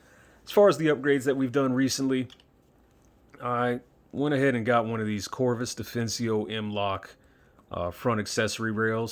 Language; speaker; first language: English; native; English